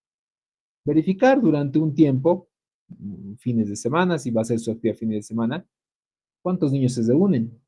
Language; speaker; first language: Spanish; native; Spanish